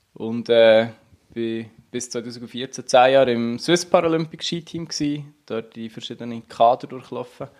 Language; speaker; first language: German; native; German